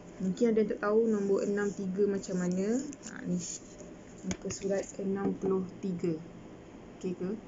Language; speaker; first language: Malay; native; Malay